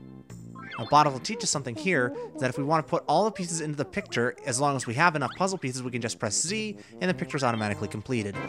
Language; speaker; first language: English; native; English